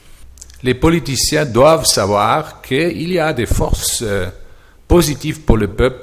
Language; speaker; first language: French; non-native, fluent; German